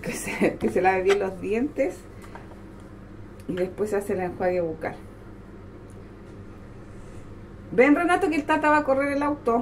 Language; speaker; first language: Spanish; native; Spanish